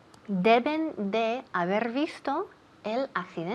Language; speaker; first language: Spanish; non-native, fluent; English